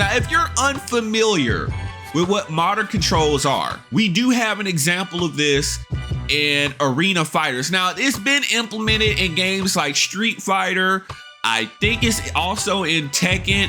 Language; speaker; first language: English; native; English